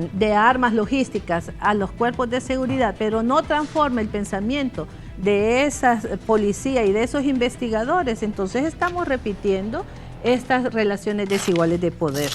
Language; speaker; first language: Spanish; native; Spanish